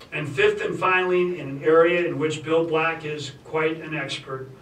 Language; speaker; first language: English; native; English